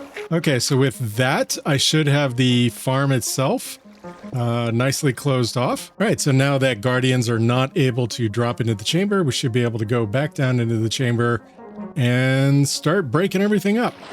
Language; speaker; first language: English; native; English